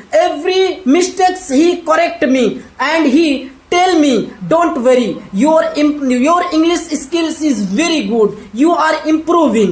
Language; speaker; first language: English; non-native, learner; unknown